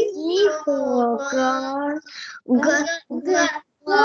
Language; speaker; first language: English; non-native, learner; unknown